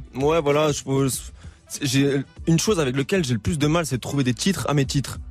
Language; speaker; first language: French; native; French